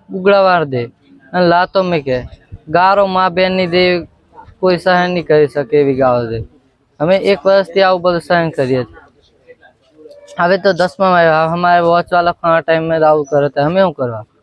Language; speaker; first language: Gujarati; non-native, local second language; Rathawi